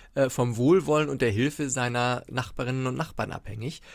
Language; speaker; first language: German; native; German